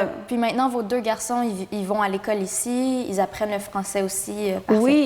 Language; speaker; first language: French; native; French